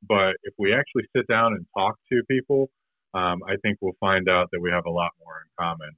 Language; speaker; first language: English; native; English